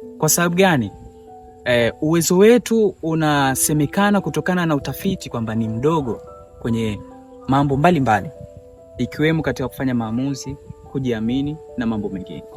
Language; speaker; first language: Swahili; native; Swahili